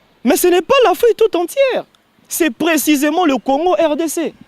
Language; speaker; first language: French; non-native, local second language; Lingala